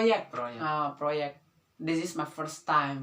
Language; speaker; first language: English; non-native, learner; Indonesian